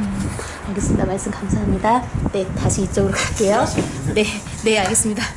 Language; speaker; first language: Korean; native; Korean